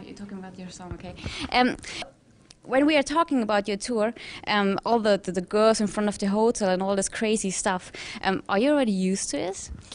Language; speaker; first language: English; non-native, fluent; German